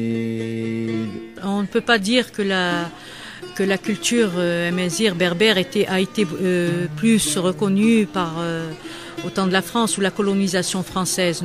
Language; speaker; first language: French; non-native, local second language; Kabyle